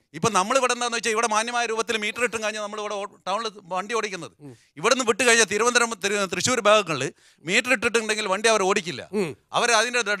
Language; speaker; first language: Malayalam; native; Malayalam